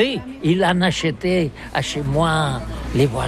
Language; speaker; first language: French; non-native, learner; Catalan